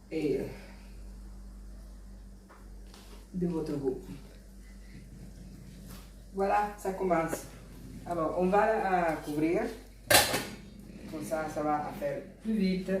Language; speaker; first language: French; non-native, fluent; Italian